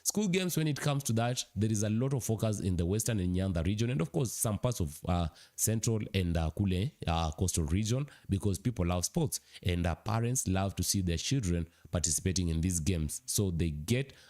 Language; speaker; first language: English; non-native, local second language; Swahili